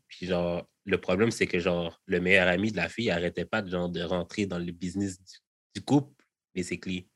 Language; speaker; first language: French; native; French